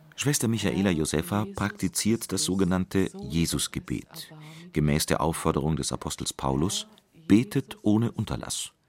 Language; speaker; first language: German; native; German